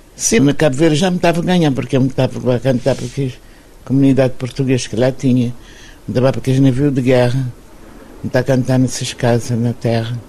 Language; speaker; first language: Portuguese; non-native, local second language; Kabuverdianu